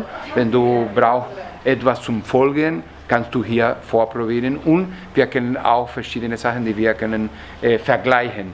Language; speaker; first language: German; non-native, learner; Spanish